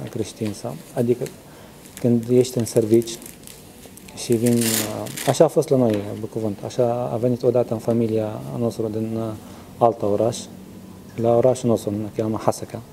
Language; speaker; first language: Romanian; non-native, learner; Arabic